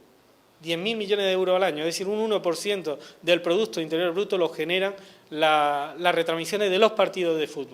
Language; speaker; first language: Spanish; native; Spanish